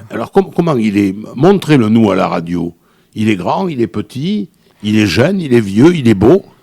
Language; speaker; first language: French; native; French